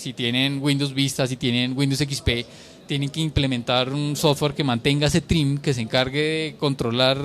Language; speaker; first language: Spanish; native; Spanish